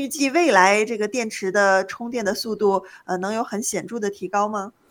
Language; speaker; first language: Chinese; native; Chinese